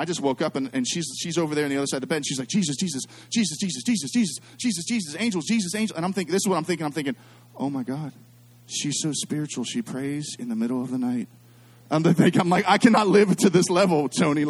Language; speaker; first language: English; native; English